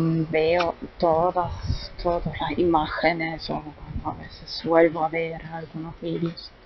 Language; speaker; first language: Spanish; non-native, fluent; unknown